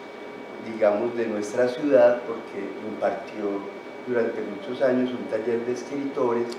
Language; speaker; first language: Spanish; native; Spanish